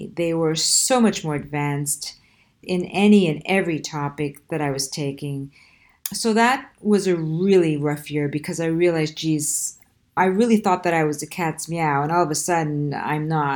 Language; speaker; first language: English; early bilingual, other home language; Italian